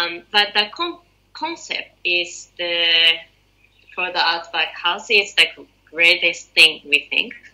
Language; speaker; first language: English; non-native, learner; Japanese